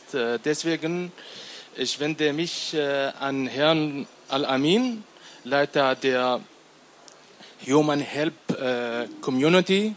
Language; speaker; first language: German; non-native, learner; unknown